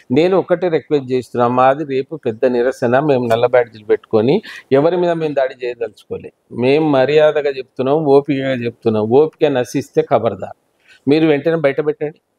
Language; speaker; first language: Telugu; non-native, local second language; Lambadi